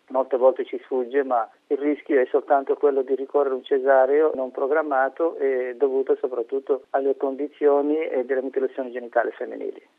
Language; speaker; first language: Italian; non-native, fluent; Somali